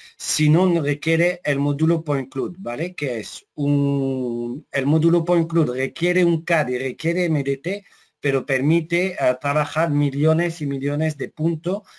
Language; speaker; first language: Spanish; non-native, fluent; French